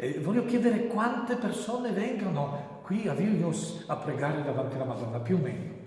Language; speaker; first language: Italian; non-native, learner; Polish